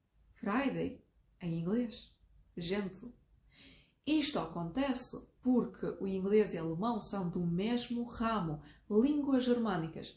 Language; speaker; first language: Portuguese; non-native, fluent; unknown